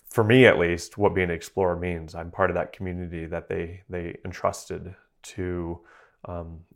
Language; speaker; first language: English; native; English